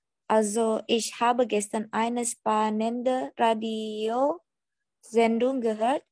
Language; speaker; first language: German; non-native, learner; Indonesian